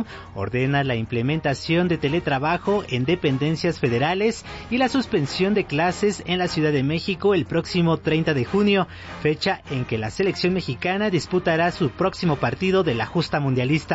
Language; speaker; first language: Spanish; native; Spanish